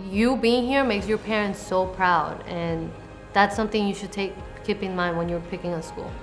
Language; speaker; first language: English; early bilingual, other home language; Spanish